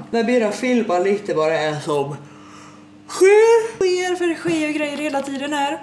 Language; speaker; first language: Swedish; native; Swedish